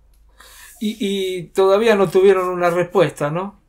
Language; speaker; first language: Spanish; native; Spanish